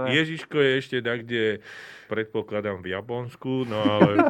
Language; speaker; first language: Slovak; native; Slovak